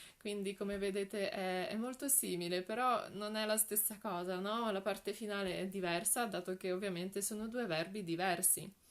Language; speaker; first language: Italian; non-native, fluent; Polish